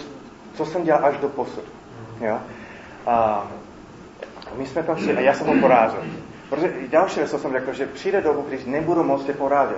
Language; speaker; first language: Czech; non-native, fluent; English